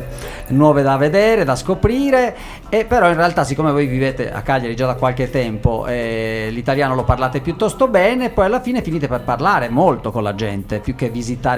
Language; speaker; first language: Italian; native; Italian